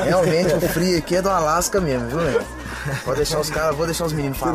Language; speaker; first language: Portuguese; native; Portuguese